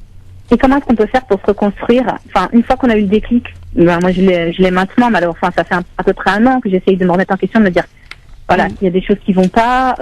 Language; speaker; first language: French; native; French